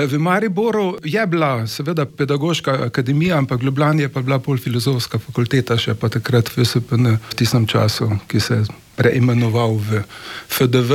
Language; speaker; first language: Slovenian; native; Slovenian